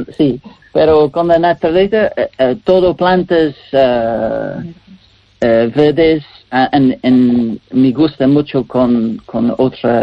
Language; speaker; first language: Spanish; non-native, learner; English